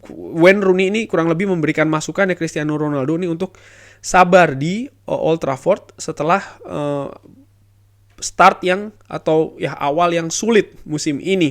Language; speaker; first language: Indonesian; native; Indonesian